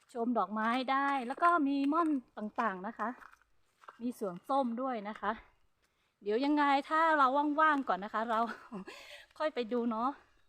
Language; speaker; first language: Thai; non-native, local second language; Hmong